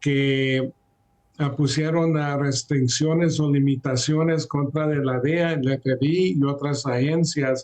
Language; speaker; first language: Spanish; early bilingual, heritage; Spanish